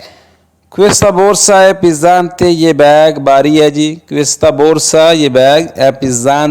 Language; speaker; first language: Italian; non-native, fluent; Urdu